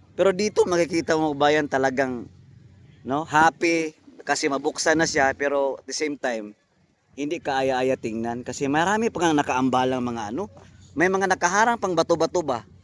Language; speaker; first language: Filipino; non-native, local second language; Cebuano